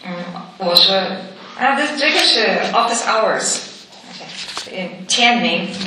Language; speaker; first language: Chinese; non-native, learner; English